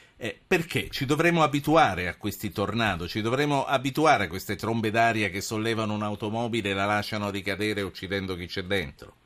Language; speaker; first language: Italian; native; Italian